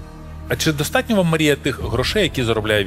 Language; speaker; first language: Ukrainian; native; Ukrainian